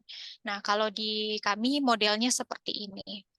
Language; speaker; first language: Indonesian; native; Indonesian